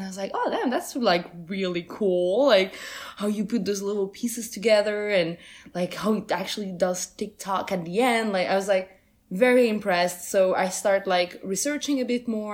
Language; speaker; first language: English; non-native, fluent; Portuguese